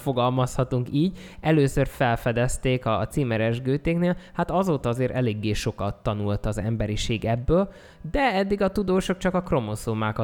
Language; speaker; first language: Hungarian; native; Hungarian